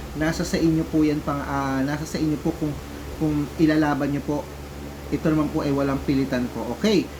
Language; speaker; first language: Filipino; native; Filipino